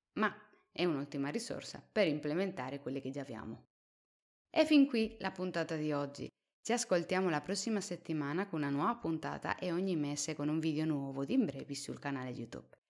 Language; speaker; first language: Italian; non-native, fluent; Spanish